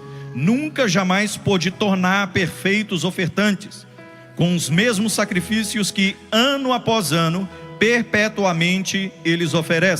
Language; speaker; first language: Portuguese; native; Portuguese